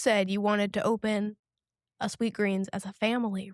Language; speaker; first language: English; native; English